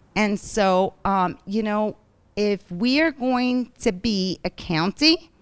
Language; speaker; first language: English; early bilingual, other home language; Spanish